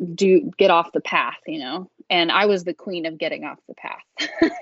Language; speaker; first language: English; native; English